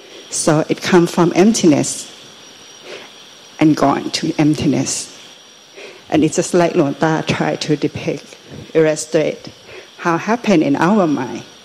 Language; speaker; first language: English; non-native, fluent; Thai